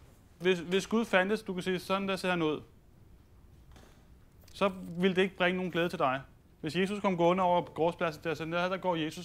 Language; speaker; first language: Danish; native; Danish